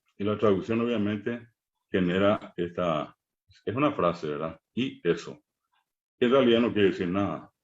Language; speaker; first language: Spanish; non-native, local second language; Guarani